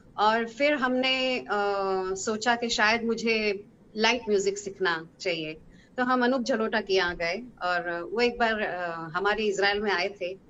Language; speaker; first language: Hindi; non-native, fluent; Hebrew